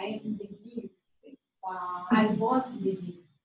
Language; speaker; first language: English; non-native, learner; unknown